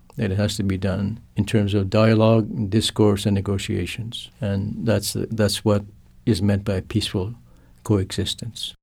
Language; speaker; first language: English; non-native, fluent; Cree